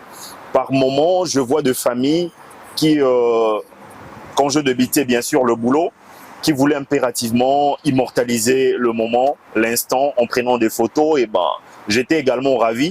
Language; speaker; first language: French; non-native, local second language; Lingala